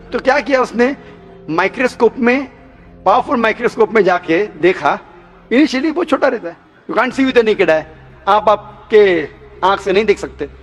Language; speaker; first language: Hindi; non-native, local second language; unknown